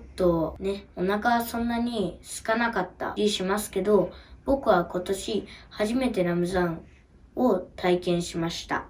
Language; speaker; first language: Japanese; early bilingual, other home language; Uyghur